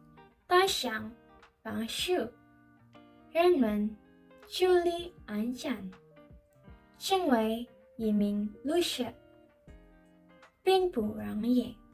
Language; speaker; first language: Chinese; non-native, learner; Indonesian